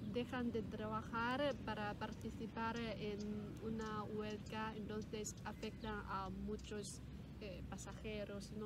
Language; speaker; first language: Spanish; non-native, fluent; Cantonese